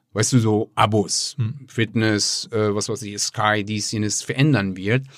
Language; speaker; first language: German; non-native, fluent; Persian